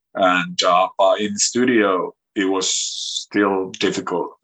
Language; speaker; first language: English; non-native, fluent; Finnish